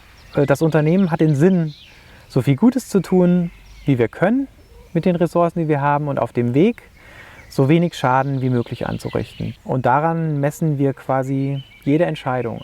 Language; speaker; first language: German; native; German